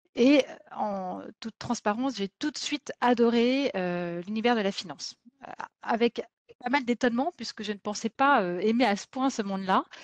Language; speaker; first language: French; native; French